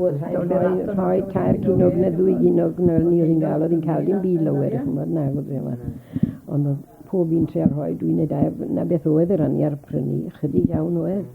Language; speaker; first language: Welsh; native; Welsh